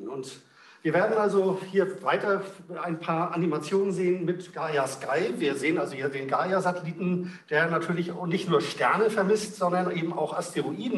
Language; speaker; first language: German; native; German